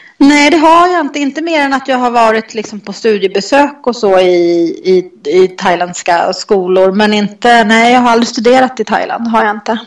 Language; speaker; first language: Swedish; native; Swedish